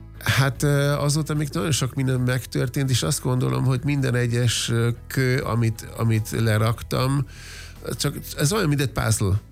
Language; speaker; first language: Hungarian; non-native, fluent; German